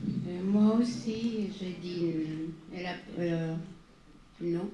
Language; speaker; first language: French; non-native, learner; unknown